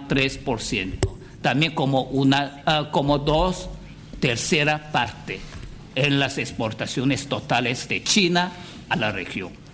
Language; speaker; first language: Spanish; non-native, fluent; Chinese